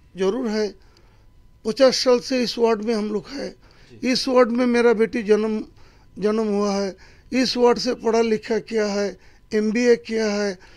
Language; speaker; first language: Hindi; non-native, local second language; Bangla